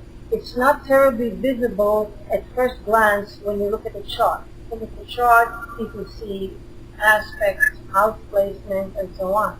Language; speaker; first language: English; non-native, fluent; Hebrew